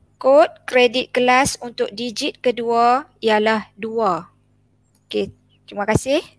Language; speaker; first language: Malay; native; Malay